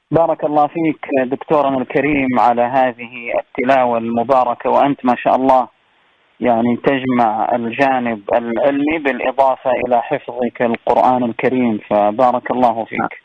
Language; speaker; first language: Arabic; native; Arabic